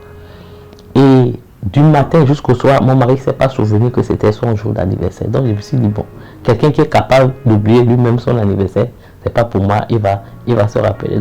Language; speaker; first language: French; native; French